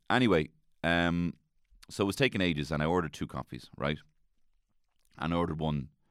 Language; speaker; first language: English; native; English